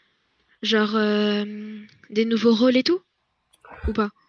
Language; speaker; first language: French; native; French